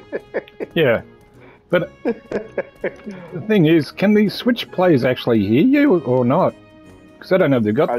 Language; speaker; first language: English; native; English